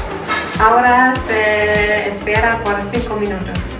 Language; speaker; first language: Spanish; non-native, learner; German